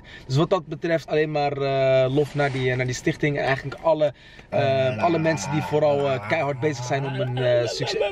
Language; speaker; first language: Dutch; native; Dutch